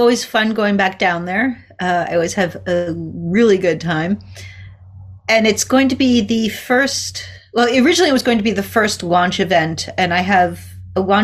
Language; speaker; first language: English; native; English